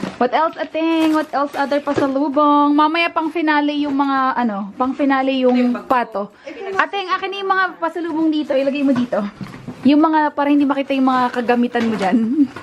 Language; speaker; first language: Filipino; native; Filipino